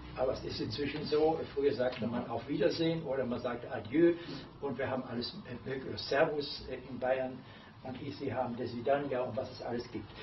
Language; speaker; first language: German; native; German